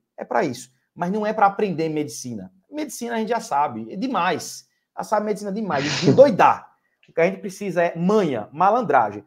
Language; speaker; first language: Portuguese; native; Portuguese